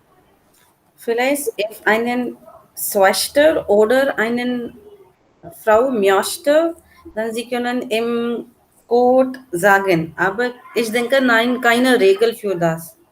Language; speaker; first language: German; non-native, learner; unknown